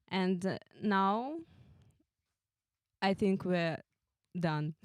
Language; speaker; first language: English; non-native, fluent; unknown